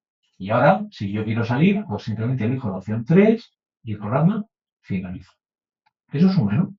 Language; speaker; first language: Spanish; native; Spanish